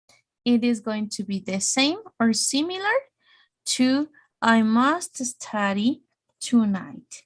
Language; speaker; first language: English; non-native, fluent; Spanish